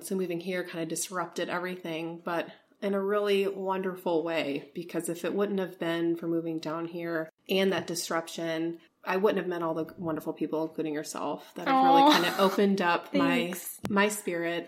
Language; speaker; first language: English; native; English